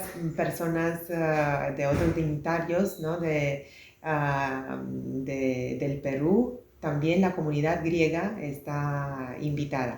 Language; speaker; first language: Spanish; non-native, fluent; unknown